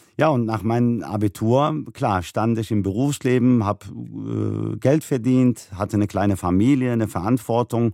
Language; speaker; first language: German; early bilingual, other home language; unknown